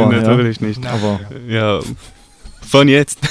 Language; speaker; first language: German; non-native, learner; Arabic